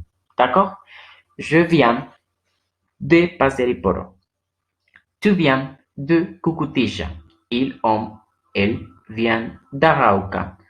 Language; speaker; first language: French; non-native, learner; Spanish